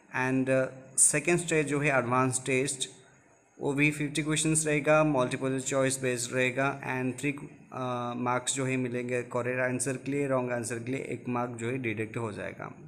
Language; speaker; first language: Hindi; non-native, local second language; Odia